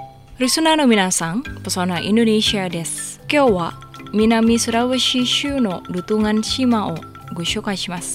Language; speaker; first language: Japanese; non-native, fluent; Indonesian